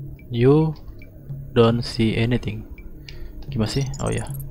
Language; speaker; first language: English; non-native, learner; Indonesian